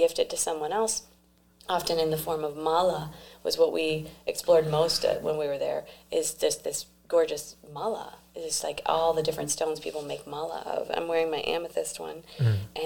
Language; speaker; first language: English; native; English